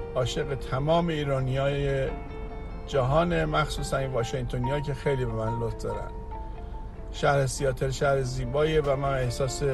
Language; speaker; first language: Persian; native; Persian